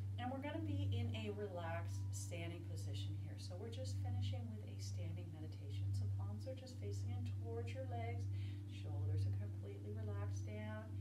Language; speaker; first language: English; native; English